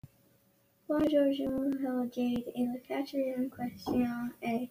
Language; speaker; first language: French; non-native, learner; English